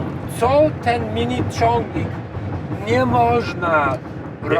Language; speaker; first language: Polish; non-native, learner; English